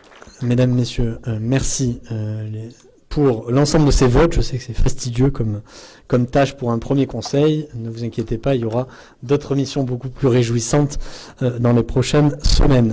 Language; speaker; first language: French; native; French